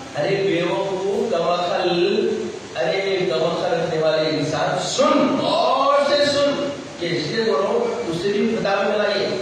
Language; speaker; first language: Urdu; native; Urdu